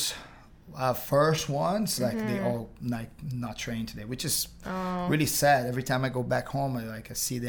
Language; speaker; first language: English; non-native, fluent; Portuguese